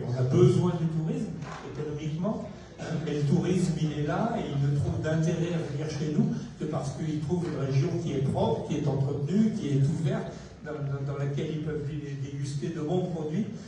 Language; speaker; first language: French; native; French